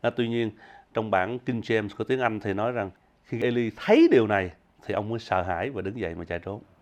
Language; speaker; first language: Vietnamese; early bilingual, heritage; Vietnamese